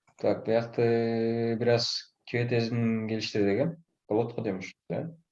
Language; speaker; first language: Kyrgyz; non-native, local second language; Russian